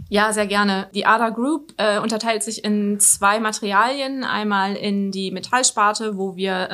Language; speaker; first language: German; native; German